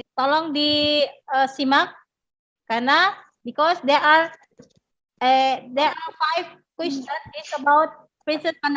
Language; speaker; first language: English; non-native, learner; Indonesian